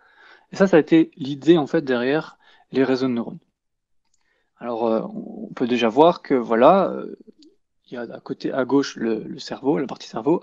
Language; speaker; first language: French; native; French